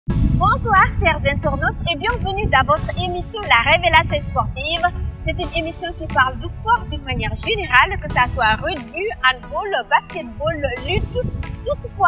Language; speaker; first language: French; non-native, local second language; Wolof